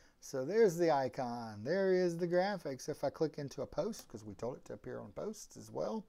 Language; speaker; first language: English; native; English